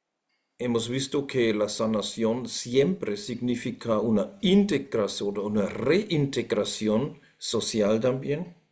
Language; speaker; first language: Spanish; non-native, fluent; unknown